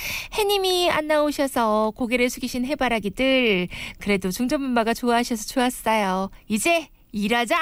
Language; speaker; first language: Korean; native; Korean